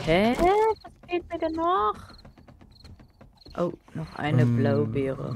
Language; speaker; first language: German; native; German